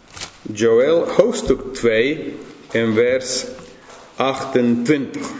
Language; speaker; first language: Dutch; non-native, fluent; English